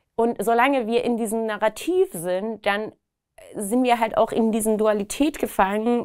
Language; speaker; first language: German; non-native, fluent; Persian